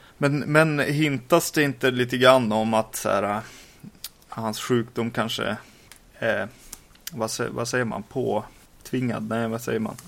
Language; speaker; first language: Swedish; native; Swedish